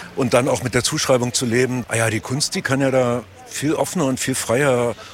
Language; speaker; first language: German; native; German